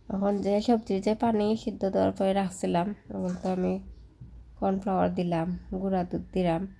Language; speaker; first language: Bangla; non-native, local second language; Sylheti